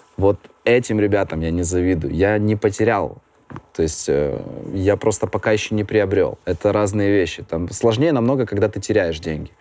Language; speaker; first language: Russian; native; Russian